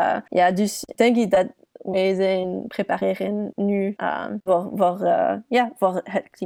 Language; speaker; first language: Dutch; early bilingual, heritage; English